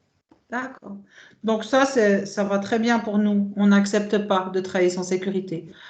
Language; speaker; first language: French; native; French